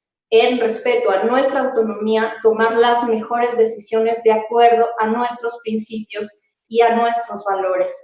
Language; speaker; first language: Spanish; native; Spanish